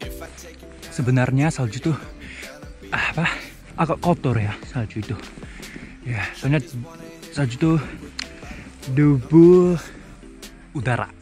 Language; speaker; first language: Indonesian; non-native, fluent; Japanese